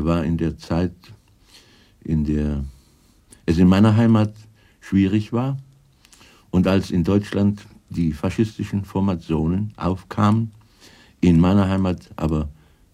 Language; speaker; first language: German; native; German